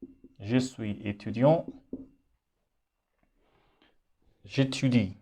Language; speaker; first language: French; non-native, fluent; Hindi